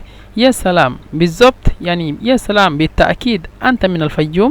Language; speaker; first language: Egyptian Arabic; non-native, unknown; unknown